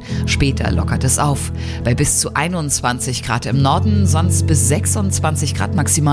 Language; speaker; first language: German; native; German